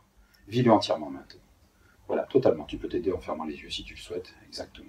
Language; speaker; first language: French; native; French